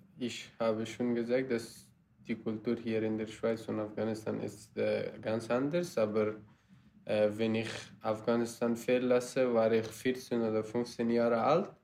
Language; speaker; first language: German; non-native, learner; Persian